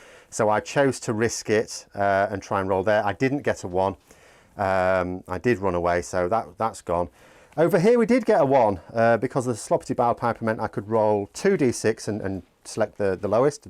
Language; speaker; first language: English; native; English